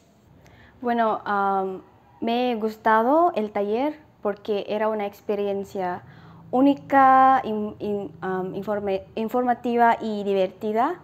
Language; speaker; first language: Spanish; non-native, fluent; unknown